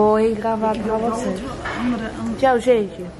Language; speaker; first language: Portuguese; non-native, learner; Dutch